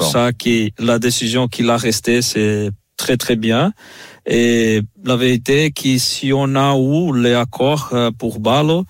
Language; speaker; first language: French; non-native, fluent; Portuguese